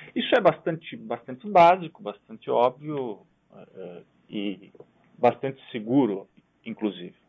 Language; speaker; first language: Portuguese; non-native, local second language; German